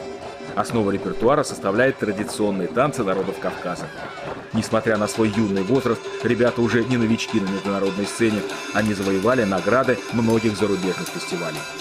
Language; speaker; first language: Russian; native; Russian